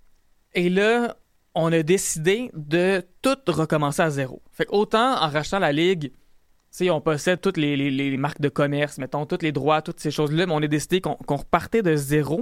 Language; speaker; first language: French; native; French